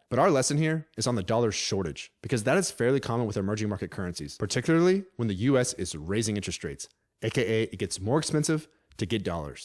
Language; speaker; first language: English; native; English